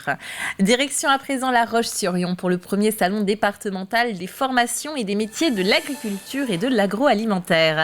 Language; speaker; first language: French; native; French